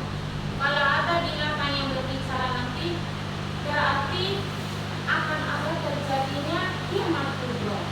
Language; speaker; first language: Indonesian; native; Indonesian